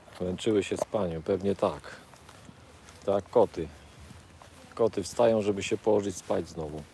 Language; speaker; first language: Polish; native; Polish